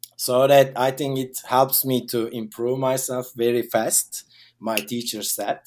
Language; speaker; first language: English; non-native, fluent; Turkish